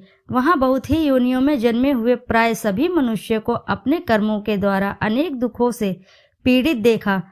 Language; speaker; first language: Hindi; native; Hindi